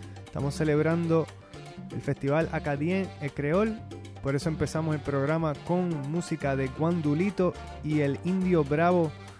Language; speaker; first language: Spanish; native; Spanish